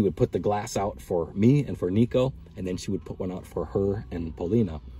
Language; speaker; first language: English; native; English